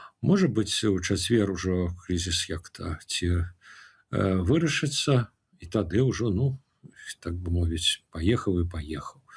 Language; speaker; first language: Belarusian; non-native, local second language; Russian